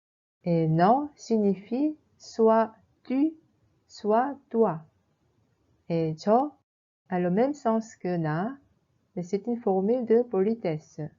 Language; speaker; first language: French; non-native, fluent; Korean